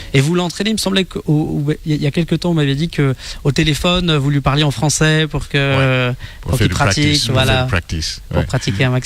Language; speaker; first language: French; native; French